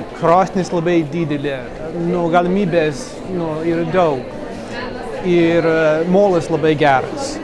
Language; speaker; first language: Lithuanian; non-native, fluent; English